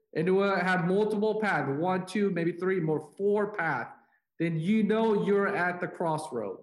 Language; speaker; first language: English; non-native, fluent; Korean